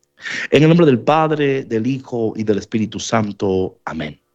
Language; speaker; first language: Spanish; native; Spanish